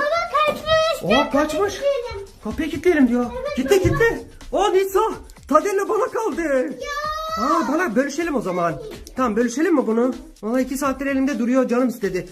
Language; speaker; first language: Turkish; native; Turkish